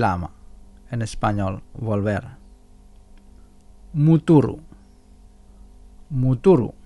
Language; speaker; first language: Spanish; non-native, fluent; Indonesian